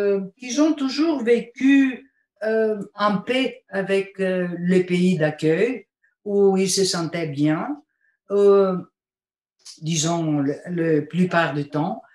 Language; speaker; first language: French; non-native, fluent; Bulgarian